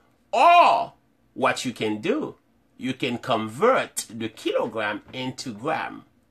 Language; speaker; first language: English; non-native, fluent; Haitian Creole